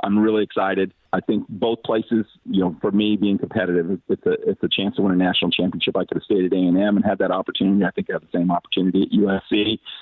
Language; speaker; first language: English; native; English